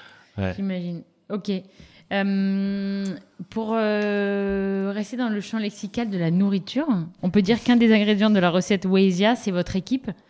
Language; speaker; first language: French; native; French